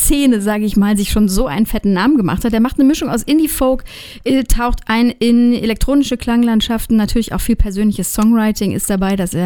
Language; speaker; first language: German; native; German